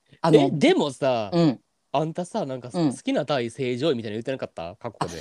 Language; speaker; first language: Japanese; native; Japanese